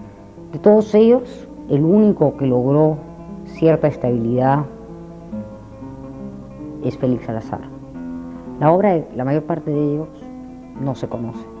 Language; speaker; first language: Spanish; native; Spanish